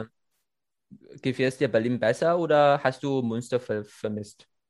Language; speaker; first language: German; non-native, fluent; Chinese